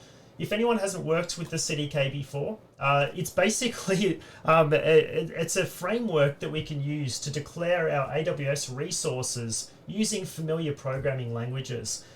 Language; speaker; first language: English; native; English